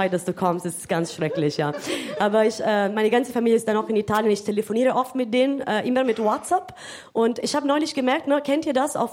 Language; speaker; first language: German; non-native, fluent; Italian